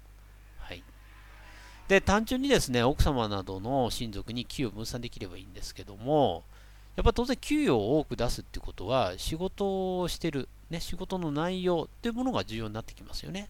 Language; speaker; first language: Japanese; native; Japanese